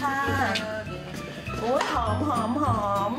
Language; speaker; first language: Korean; non-native, fluent; Thai